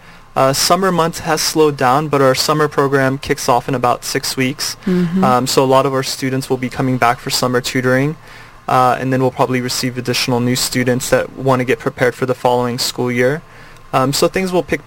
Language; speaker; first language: English; native; English